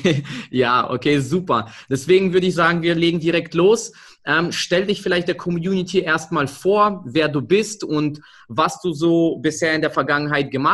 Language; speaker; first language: German; native; German